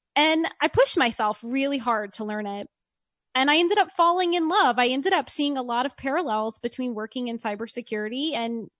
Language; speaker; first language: English; native; English